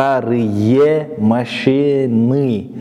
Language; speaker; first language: Russian; non-native, local second language; Kyrgyz